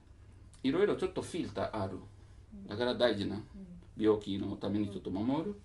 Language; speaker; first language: Japanese; non-native, learner; Italian